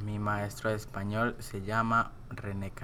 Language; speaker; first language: Spanish; non-native, learner; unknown